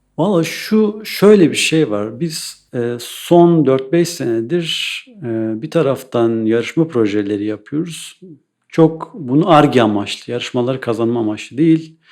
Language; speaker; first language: Turkish; native; Turkish